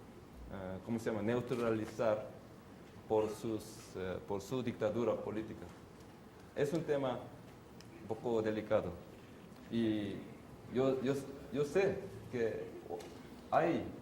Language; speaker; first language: Spanish; non-native, fluent; Korean